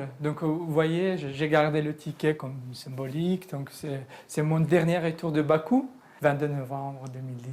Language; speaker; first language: French; non-native, fluent; Azerbaijani